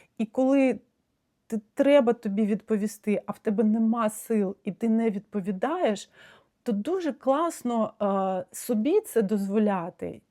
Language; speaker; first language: Ukrainian; non-native, local second language; Russian